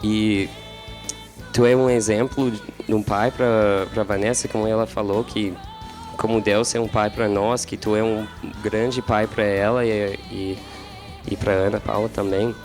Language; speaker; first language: Portuguese; non-native, learner; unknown